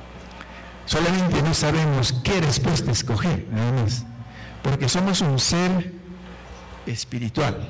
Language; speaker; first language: Spanish; non-native, local second language; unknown